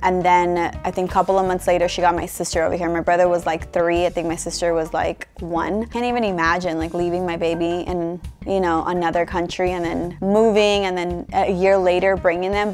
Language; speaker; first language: English; early bilingual, other home language; Spanish